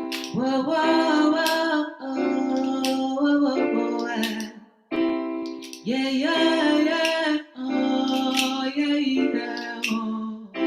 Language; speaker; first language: English; non-native, learner; French